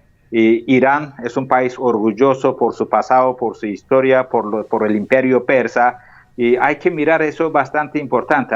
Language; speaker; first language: Spanish; non-native, fluent; Turkish